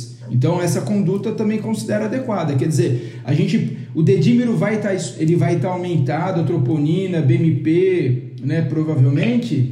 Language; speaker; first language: Portuguese; native; Portuguese